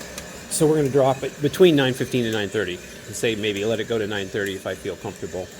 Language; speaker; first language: English; native; English